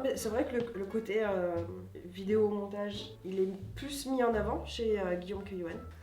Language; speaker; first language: French; native; French